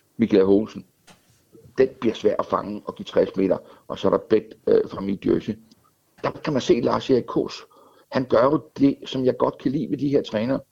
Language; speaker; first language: Danish; native; Danish